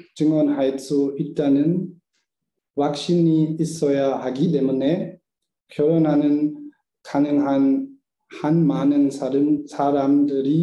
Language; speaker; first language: Korean; non-native, learner; German